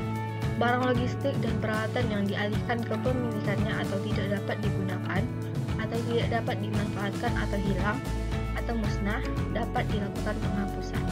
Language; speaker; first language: Indonesian; native; Indonesian